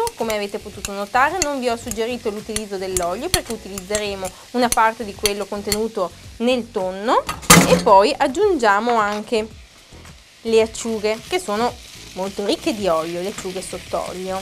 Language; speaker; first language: Italian; native; Italian